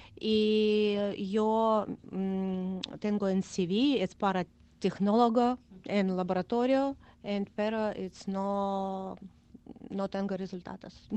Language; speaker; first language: Spanish; non-native, learner; Ukrainian